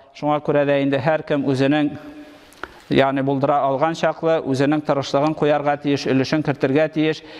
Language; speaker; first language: Tatar; native; Tatar